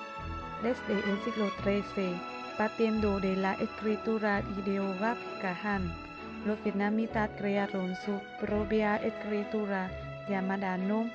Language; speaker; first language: Spanish; non-native, learner; Vietnamese